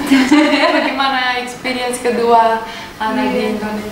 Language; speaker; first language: Indonesian; non-native, learner; Russian